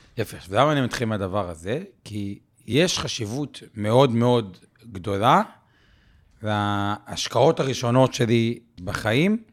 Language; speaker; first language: Hebrew; native; Hebrew